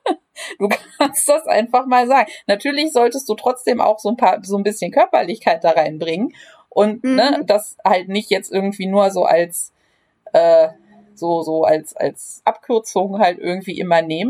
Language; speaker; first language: German; native; German